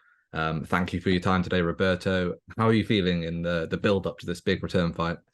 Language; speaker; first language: English; native; English